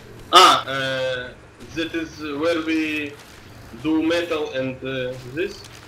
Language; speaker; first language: English; non-native, learner; Russian